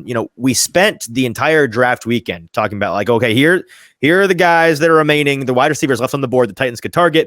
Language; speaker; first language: English; native; English